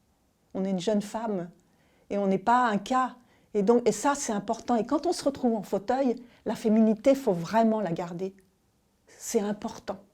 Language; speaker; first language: French; native; French